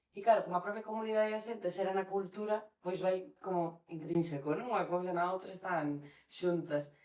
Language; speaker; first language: Galician; non-native, local second language; Spanish